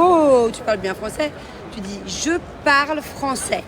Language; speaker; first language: French; native; French